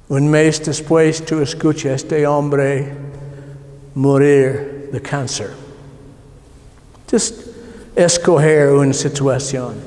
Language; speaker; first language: Spanish; non-native, learner; English